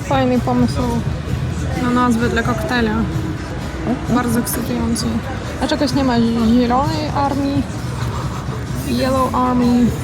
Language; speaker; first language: Polish; non-native, learner; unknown